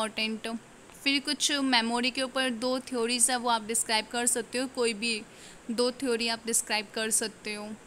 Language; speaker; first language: Hindi; native; Hindi